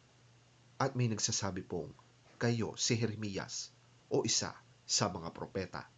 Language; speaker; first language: Filipino; native; Filipino